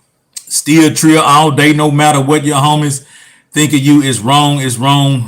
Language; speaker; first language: English; native; English